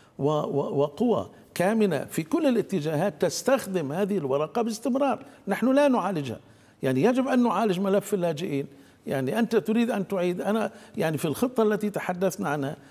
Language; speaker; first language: Arabic; native; Arabic